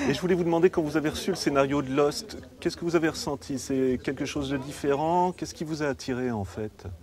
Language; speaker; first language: French; native; French